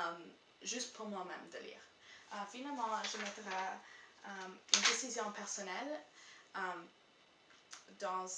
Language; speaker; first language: French; non-native, local second language; English